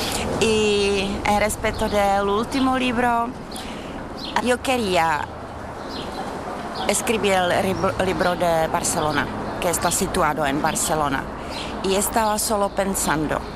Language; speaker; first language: Spanish; non-native, learner; Czech